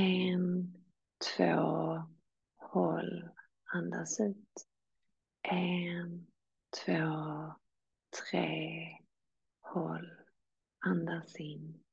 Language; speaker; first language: Swedish; native; Swedish